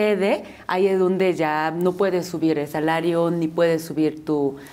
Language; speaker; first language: Spanish; non-native, fluent; Korean